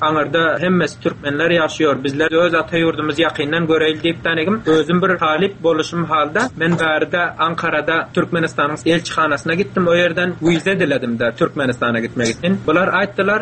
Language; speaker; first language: Turkish; non-native, learner; Turkmen